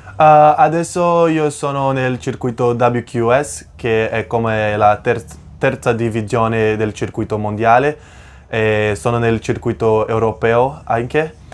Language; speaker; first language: Italian; non-native, fluent; Portuguese